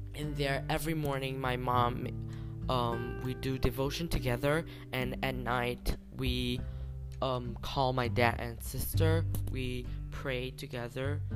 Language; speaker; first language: English; non-native, learner; Chinese